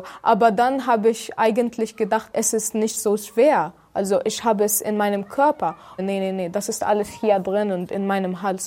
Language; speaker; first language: German; non-native, fluent; Arabic